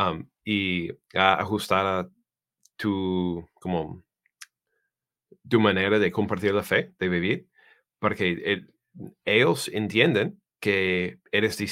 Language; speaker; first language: Spanish; non-native, learner; English